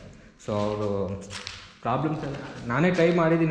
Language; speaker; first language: Kannada; non-native, local second language; Telugu